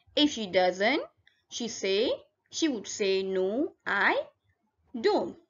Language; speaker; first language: English; non-native, local second language; Tamil